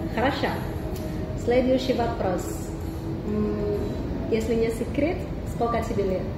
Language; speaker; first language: Russian; non-native, fluent; Indonesian